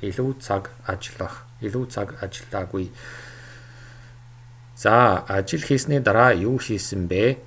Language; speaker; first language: Mongolian; non-native, fluent; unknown